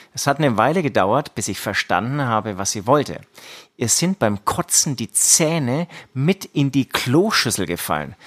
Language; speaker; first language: German; early bilingual, other home language; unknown